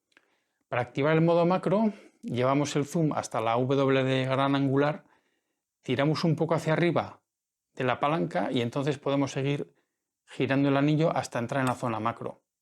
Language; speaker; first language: Spanish; native; Spanish